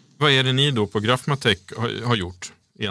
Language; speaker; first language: Swedish; native; Swedish